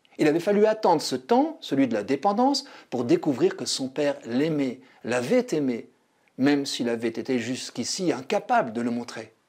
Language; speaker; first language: French; native; French